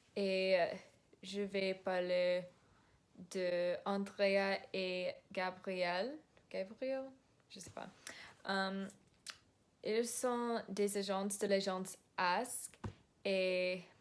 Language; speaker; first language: French; non-native, learner; English